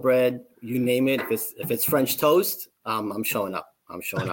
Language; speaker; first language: English; native; English